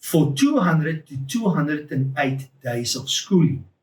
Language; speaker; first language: English; non-native, local second language; Afrikaans